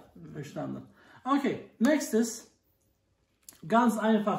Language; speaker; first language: German; non-native, learner; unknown